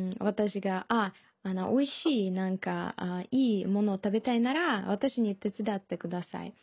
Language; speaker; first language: Japanese; non-native, learner; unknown